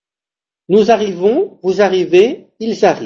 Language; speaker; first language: French; non-native, fluent; Spanish